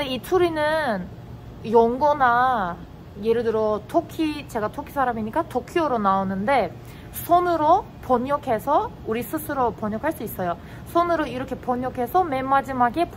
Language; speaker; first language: Korean; non-native, fluent; Turkish